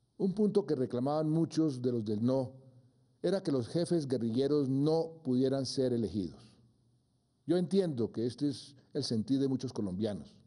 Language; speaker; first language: Spanish; native; Spanish